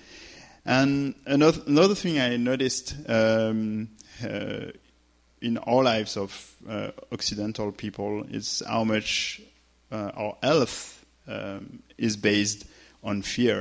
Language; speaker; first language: English; non-native, fluent; French